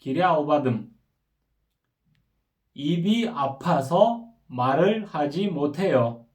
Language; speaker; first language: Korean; non-native, fluent; Kyrgyz